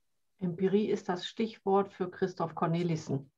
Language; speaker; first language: German; native; German